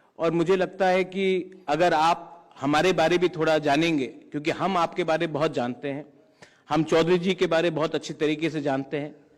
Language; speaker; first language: Hindi; non-native, local second language; Kok Borok